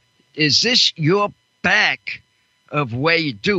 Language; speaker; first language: English; non-native, fluent; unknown